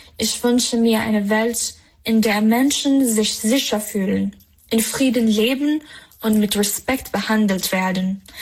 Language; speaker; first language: German; non-native, fluent; Persian